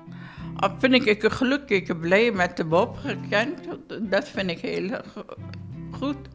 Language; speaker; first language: Dutch; non-native, learner; Turkish